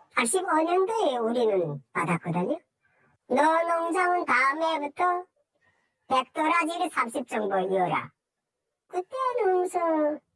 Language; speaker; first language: Korean; native; Korean